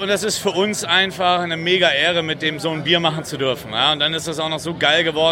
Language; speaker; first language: German; native; German